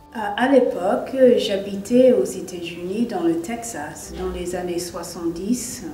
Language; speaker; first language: French; non-native, fluent; English